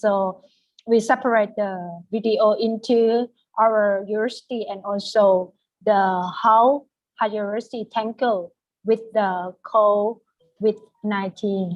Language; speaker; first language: English; non-native, fluent; Thai